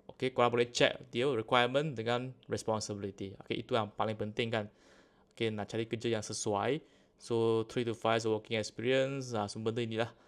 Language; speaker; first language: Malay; native; Malay